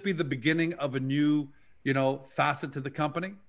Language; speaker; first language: English; native; English